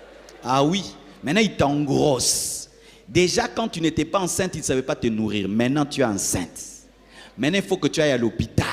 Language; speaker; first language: French; non-native, local second language; Lingala